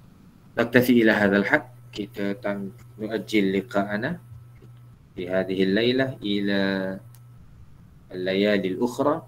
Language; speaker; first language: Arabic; non-native, fluent; Malay